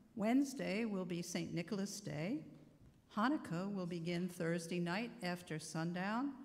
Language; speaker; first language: English; native; English